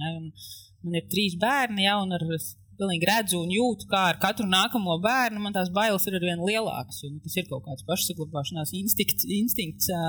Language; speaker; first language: Latvian; native; Latvian